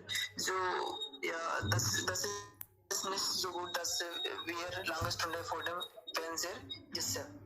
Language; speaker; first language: German; non-native, learner; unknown